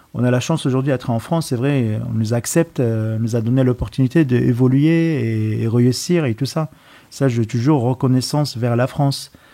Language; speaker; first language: French; non-native, fluent; Arabic